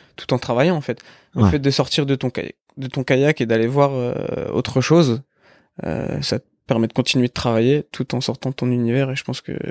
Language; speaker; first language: French; native; French